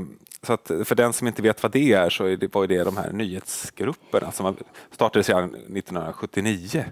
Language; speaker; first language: Swedish; native; Swedish